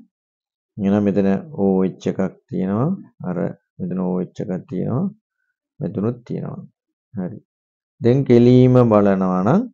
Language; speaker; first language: Sinhala; non-native, local second language; Tamil